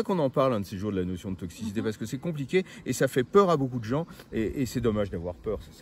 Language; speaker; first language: French; native; French